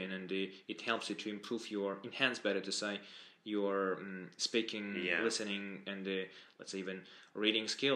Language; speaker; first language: English; non-native, fluent; Russian